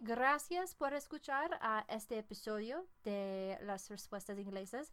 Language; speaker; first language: Spanish; non-native, fluent; English